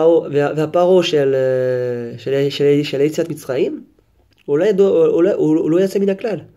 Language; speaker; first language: Hebrew; non-native, fluent; French